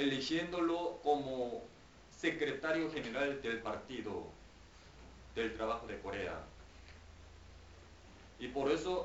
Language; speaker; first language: Spanish; non-native, fluent; Korean